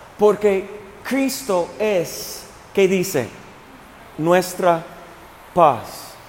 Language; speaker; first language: Spanish; non-native, fluent; English